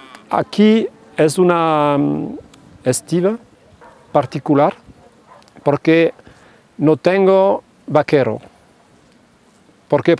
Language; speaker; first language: Spanish; non-native, fluent; French